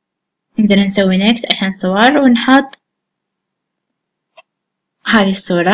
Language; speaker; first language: Arabic; native; Arabic